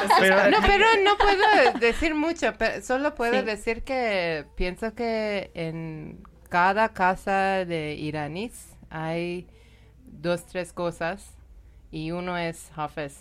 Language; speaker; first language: Spanish; non-native, learner; Persian